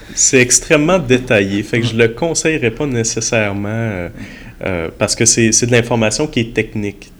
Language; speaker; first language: French; native; French